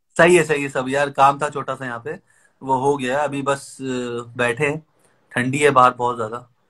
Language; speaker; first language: Hindi; native; Hindi